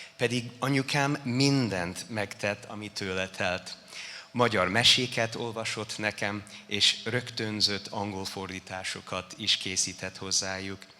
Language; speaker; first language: Hungarian; non-native, fluent; English